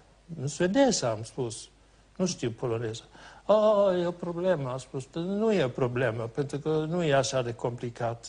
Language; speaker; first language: Romanian; non-native, fluent; Swedish